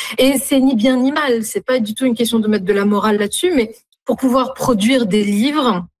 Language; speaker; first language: French; non-native, local second language; Arabic